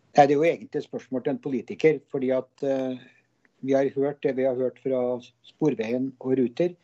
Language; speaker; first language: Norwegian; native; Norwegian